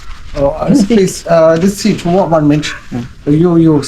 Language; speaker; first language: English; non-native, learner; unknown